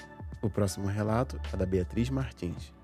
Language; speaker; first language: Portuguese; native; Portuguese